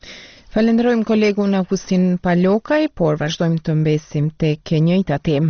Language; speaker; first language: Albanian; native; Albanian